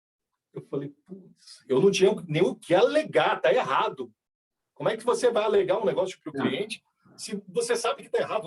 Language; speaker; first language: Portuguese; native; Portuguese